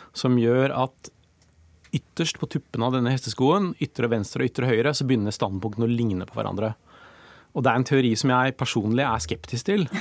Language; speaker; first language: Norwegian; native; Norwegian